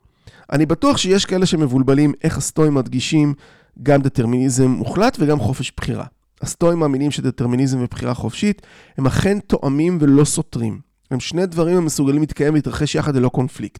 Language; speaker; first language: Hebrew; native; Hebrew